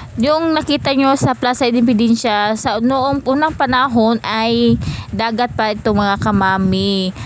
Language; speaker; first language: Filipino; non-native, local second language; Cebuano